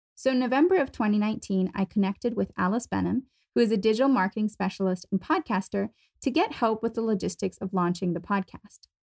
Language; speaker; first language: English; non-native, fluent; German